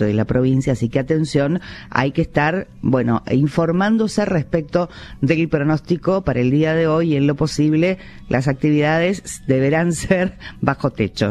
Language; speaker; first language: Spanish; native; Spanish